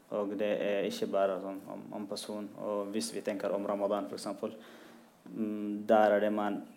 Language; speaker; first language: Norwegian; non-native, fluent; Tigrinya